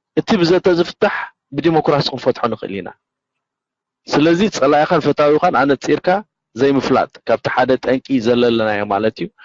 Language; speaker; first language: Tigrinya; native; Tigrinya